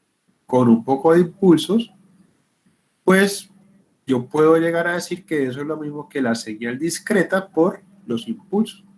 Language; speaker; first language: Spanish; native; Spanish